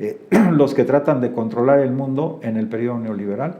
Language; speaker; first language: Spanish; native; Spanish